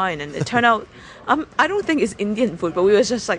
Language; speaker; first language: English; non-native, local second language; Cantonese